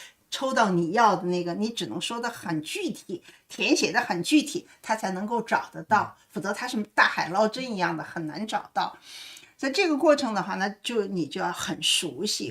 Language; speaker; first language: Chinese; native; Chinese